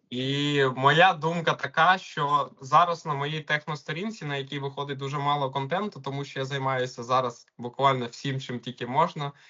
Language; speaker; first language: Ukrainian; non-native, local second language; Russian